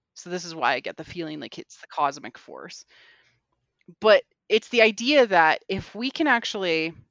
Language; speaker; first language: English; native; English